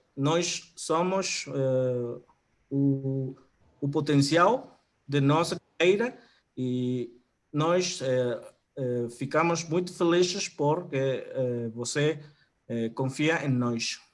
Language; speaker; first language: Portuguese; non-native, learner; Spanish